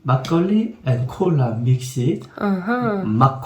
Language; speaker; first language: English; non-native, learner; Korean